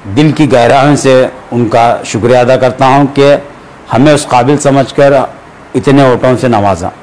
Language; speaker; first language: Hindi; non-native, local second language; Urdu